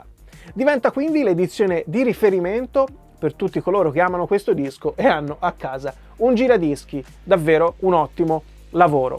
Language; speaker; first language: Italian; native; Italian